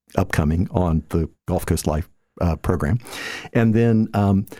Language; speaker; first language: English; native; English